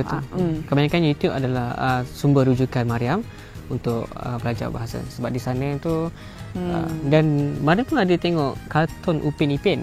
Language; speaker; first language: Malay; native; Malay